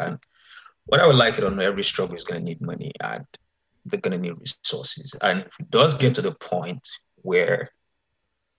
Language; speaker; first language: English; non-native, local second language; Yoruba